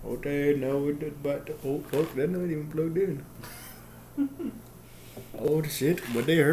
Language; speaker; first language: English; native; English